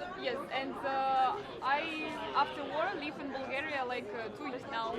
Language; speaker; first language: English; non-native, learner; Ukrainian